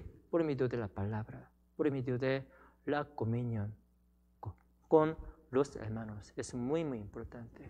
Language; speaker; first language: Spanish; non-native, learner; Korean